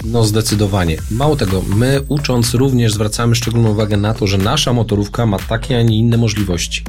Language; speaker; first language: Polish; native; Polish